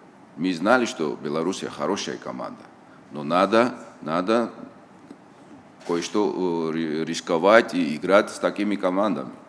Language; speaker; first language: Russian; non-native, local second language; Tajik